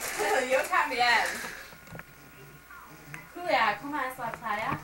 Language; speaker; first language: Spanish; non-native, learner; English